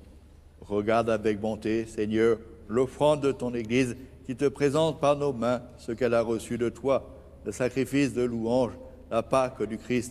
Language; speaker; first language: French; native; French